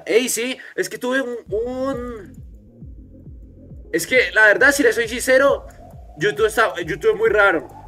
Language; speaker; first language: Spanish; native; Spanish